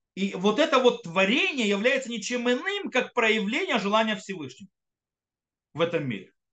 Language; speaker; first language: Russian; early bilingual, heritage; Russian